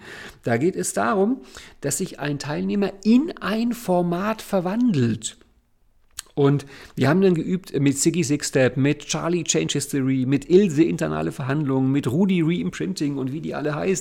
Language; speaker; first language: German; native; German